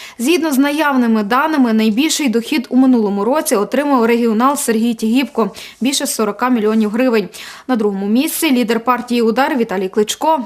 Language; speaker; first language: Ukrainian; native; Ukrainian